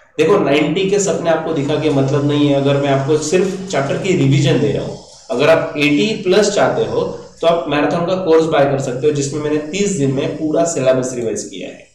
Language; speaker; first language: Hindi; non-native, local second language; Marathi